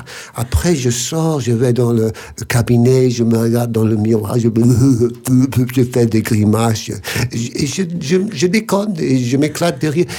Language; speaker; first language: French; non-native, fluent; English